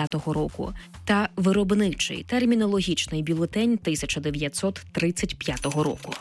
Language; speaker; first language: Ukrainian; native; Ukrainian